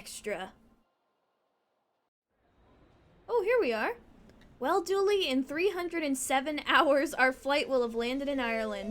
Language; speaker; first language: English; native; English